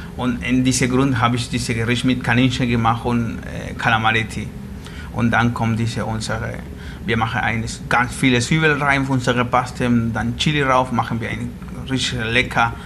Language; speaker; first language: German; non-native, learner; Spanish